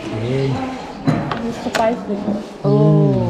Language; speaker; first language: English; non-native, learner; Turkish